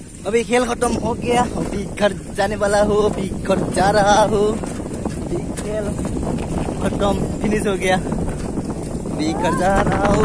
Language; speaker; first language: Hindi; non-native, local second language; Bodo